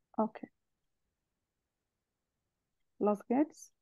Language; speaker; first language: German; non-native, learner; Bangla